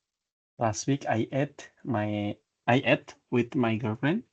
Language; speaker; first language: English; non-native, learner; Indonesian